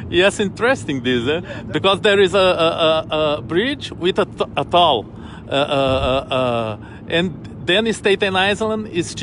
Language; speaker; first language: English; non-native, learner; Portuguese